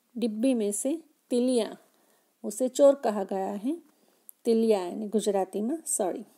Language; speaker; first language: Hindi; non-native, local second language; Gujarati